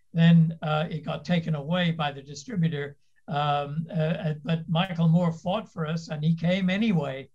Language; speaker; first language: English; native; English